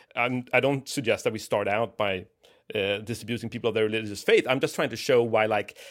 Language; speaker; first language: English; non-native, fluent; Swedish